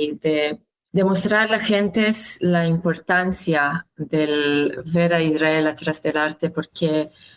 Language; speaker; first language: Spanish; non-native, learner; Hebrew